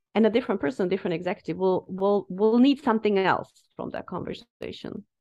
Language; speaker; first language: English; non-native, fluent; Slovak